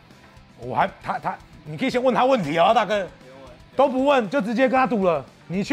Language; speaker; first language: Chinese; native; Chinese